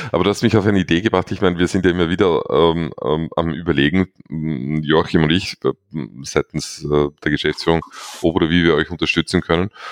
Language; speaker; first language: German; native; German